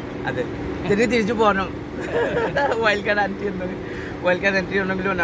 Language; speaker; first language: Malayalam; non-native, learner; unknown